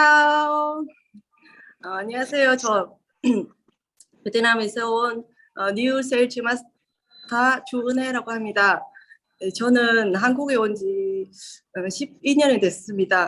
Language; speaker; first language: Korean; non-native, learner; Vietnamese